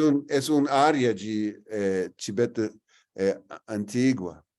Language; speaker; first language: Portuguese; non-native, fluent; English